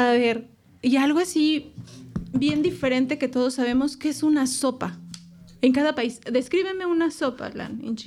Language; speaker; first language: Spanish; native; Spanish